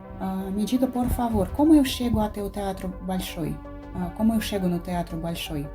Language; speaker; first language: Portuguese; non-native, fluent; Russian